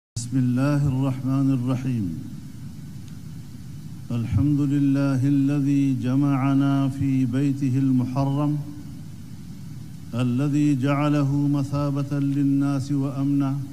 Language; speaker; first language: Arabic; non-native, fluent; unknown